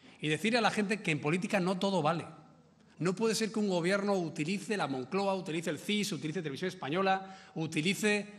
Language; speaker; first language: Spanish; native; Spanish